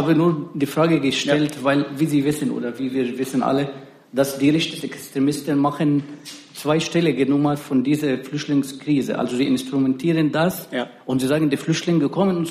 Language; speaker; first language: German; non-native, fluent; Arabic